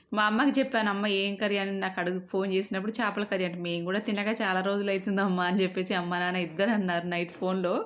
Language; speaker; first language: Telugu; native; Telugu